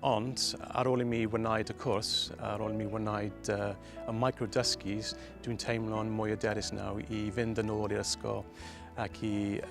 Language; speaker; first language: Welsh; non-native, learner; English